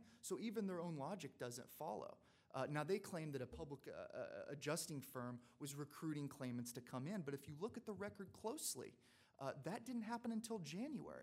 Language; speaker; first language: English; native; English